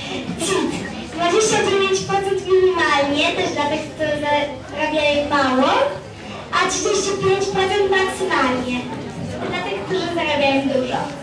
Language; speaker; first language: Polish; native; Polish